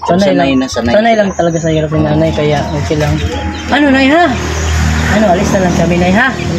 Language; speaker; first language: Filipino; non-native, local second language; Cebuano